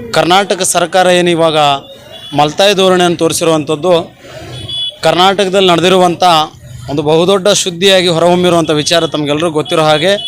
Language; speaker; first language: Kannada; non-native, local second language; Lambadi